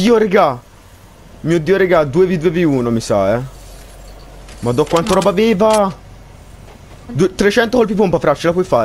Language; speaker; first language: Italian; native; Italian